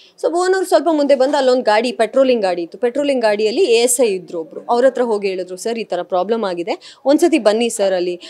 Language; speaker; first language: Kannada; native; Kannada